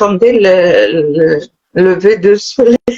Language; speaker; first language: French; non-native, local second language; Arabic